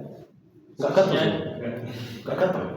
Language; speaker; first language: Indonesian; native; Indonesian